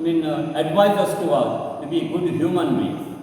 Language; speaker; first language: English; non-native, local second language; Kannada